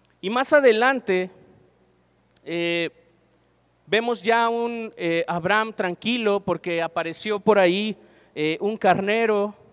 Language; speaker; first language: Spanish; native; Spanish